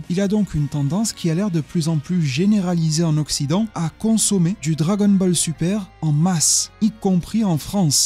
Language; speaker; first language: French; native; French